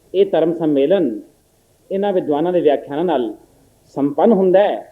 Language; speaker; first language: Hindi; non-native, local second language; Punjabi